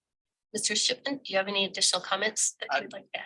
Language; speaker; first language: English; native; English